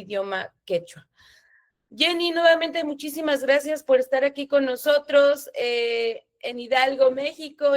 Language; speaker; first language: Spanish; native; Spanish